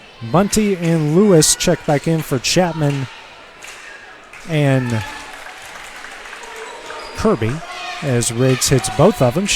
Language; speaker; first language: English; native; English